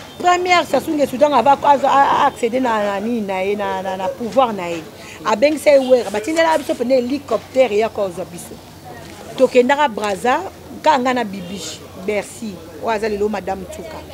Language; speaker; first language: Lingala; native; Lingala